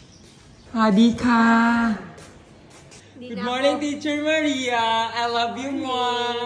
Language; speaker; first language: English; non-native, local second language; Filipino